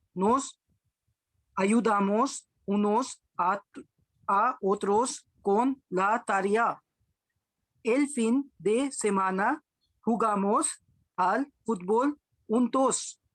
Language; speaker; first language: Spanish; non-native, learner; Hindi